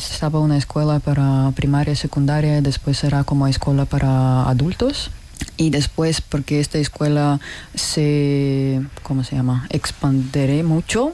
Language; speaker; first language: Spanish; non-native, learner; Russian